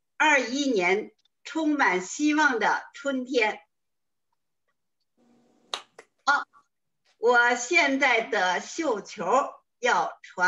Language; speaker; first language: Chinese; native; Chinese